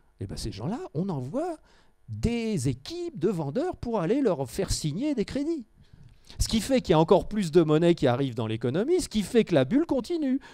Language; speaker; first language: French; native; French